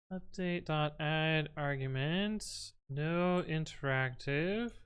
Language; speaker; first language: English; native; English